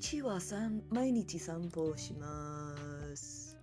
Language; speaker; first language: Japanese; non-native, learner; English